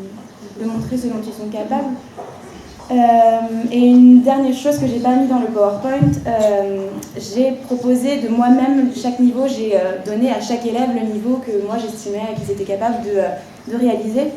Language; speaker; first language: French; native; French